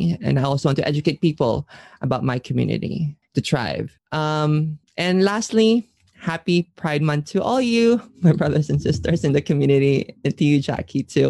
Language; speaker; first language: English; non-native, local second language; Filipino